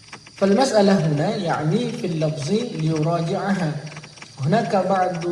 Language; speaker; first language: Arabic; non-native, learner; Indonesian